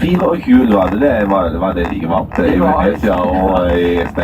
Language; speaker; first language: Norwegian; native; Norwegian